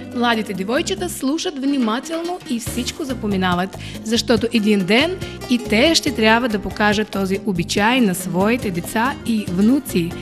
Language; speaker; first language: Bulgarian; early bilingual, heritage; Bulgarian